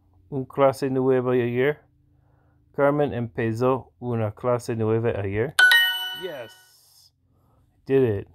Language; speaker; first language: Spanish; non-native, learner; English